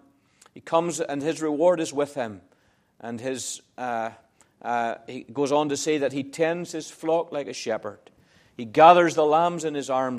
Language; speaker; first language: English; native; English